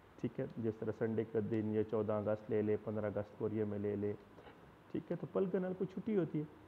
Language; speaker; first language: Urdu; non-native, local second language; Punjabi